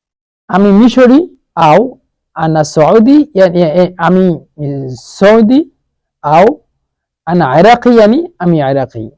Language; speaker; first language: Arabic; non-native, fluent; Bangla